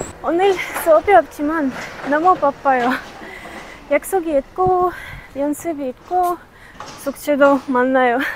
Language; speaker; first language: Korean; non-native, learner; Ukrainian